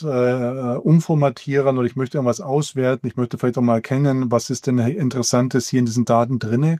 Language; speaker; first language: German; native; German